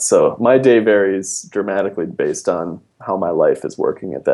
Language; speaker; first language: English; native; English